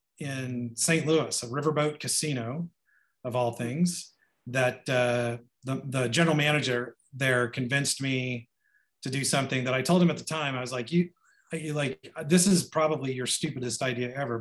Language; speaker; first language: English; native; English